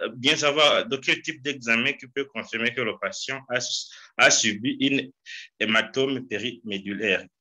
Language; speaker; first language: French; non-native, local second language; Rundi